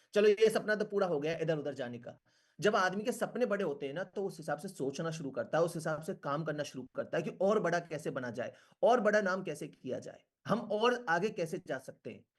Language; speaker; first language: Hindi; native; Hindi